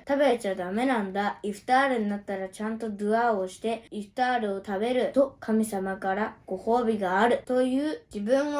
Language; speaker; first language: Japanese; early bilingual, other home language; Uyghur